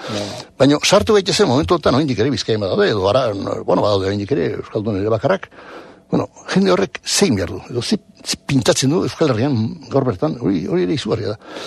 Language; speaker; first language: Basque; non-native, local second language; Spanish